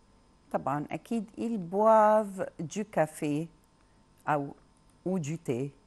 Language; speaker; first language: French; non-native, local second language; Arabic